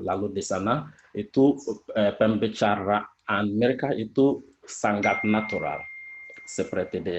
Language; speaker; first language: Indonesian; non-native, fluent; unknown